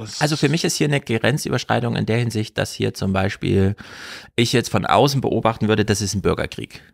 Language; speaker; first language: German; native; German